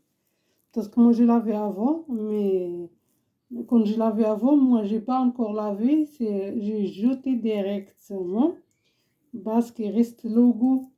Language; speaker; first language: French; non-native, learner; Arabic